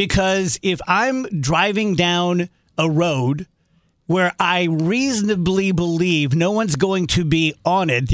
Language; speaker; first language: English; native; English